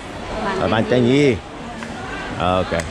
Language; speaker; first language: Vietnamese; non-native, learner; English